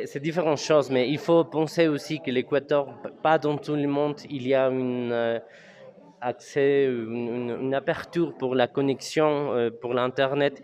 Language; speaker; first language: French; non-native, fluent; Spanish